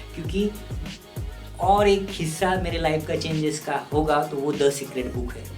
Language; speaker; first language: Hindi; non-native, local second language; Marathi